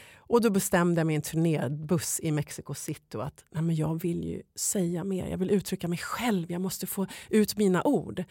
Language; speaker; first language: Swedish; native; Swedish